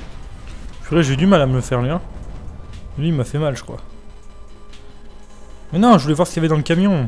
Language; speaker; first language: French; native; French